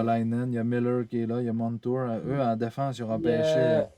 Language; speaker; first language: French; native; French